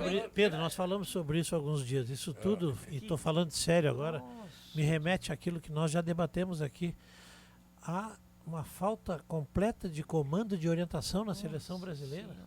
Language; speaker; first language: Portuguese; native; Portuguese